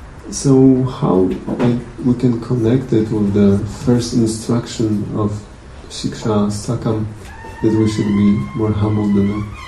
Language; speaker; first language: English; non-native, fluent; Polish